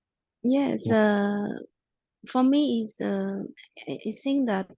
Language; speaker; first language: English; non-native, local second language; Khmer